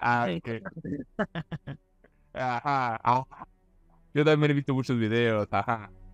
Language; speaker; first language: Spanish; native; Spanish